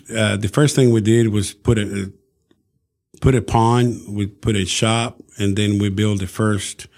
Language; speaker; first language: English; early bilingual, other home language; Spanish